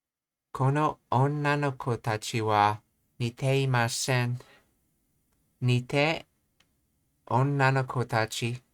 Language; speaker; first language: Japanese; non-native, learner; English